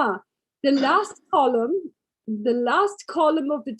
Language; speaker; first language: English; native; English